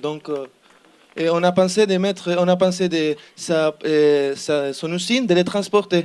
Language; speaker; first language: French; non-native, learner; Spanish